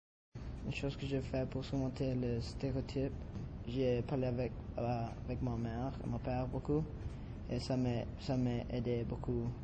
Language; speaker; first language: French; non-native, learner; Spanish